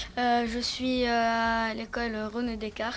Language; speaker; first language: French; non-native, local second language; Arabic